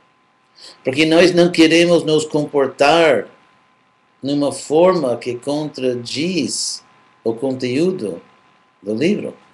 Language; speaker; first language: Portuguese; non-native, fluent; English